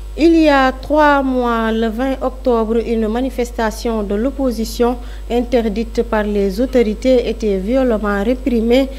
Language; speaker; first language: French; non-native, local second language; Fula